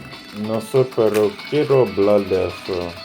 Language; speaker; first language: Spanish; non-native, learner; English